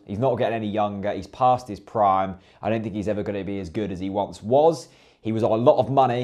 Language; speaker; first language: English; native; English